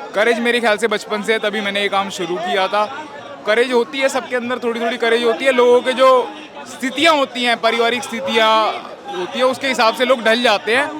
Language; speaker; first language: Hindi; native; Hindi